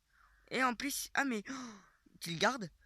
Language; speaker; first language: French; native; French